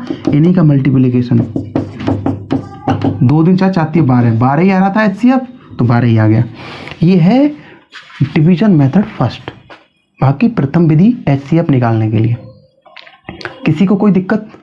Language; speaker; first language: Hindi; native; Hindi